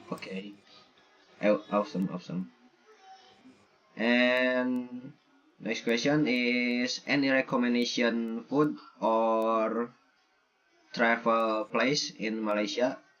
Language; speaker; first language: English; non-native, learner; Indonesian